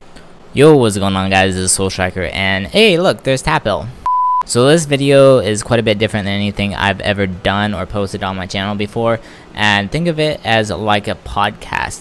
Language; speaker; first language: English; native; English